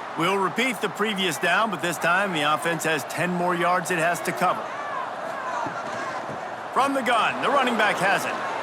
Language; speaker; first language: English; native; English